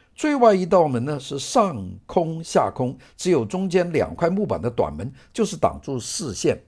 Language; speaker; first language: Chinese; non-native, local second language; Cantonese